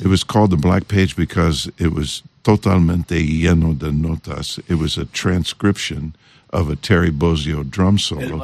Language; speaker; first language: English; native; English